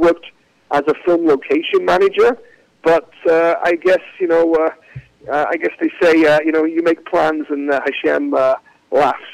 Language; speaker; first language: English; native; English